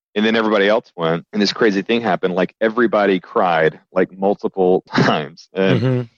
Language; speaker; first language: English; native; English